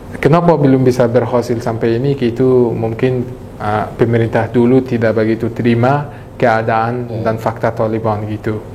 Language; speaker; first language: Indonesian; non-native, fluent; Persian